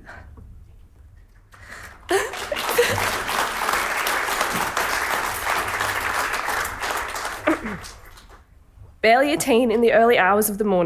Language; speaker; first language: English; native; English